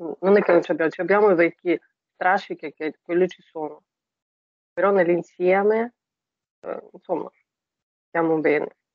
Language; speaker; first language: Italian; non-native, fluent; Russian